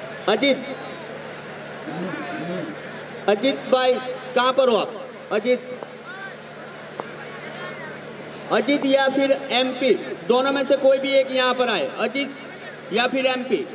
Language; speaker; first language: Hindi; non-native, local second language; Gujarati